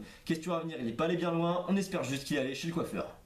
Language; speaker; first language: French; native; French